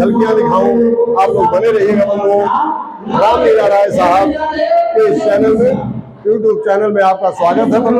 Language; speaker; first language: Hindi; native; Hindi